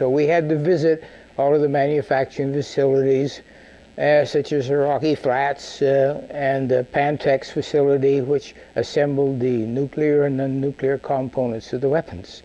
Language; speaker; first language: English; native; English